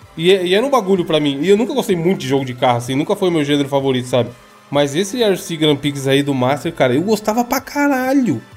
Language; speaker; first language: Portuguese; native; Portuguese